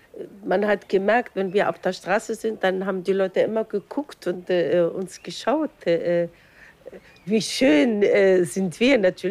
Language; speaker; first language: German; non-native, fluent; Arabic